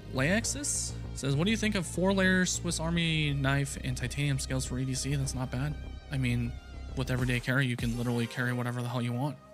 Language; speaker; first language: English; native; English